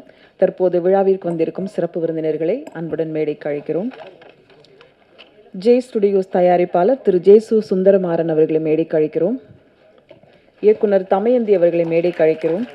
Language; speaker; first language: Tamil; native; Tamil